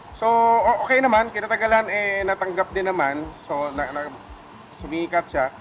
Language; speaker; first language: Filipino; non-native, local second language; Cebuano